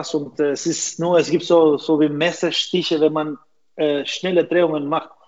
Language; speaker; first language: German; non-native, fluent; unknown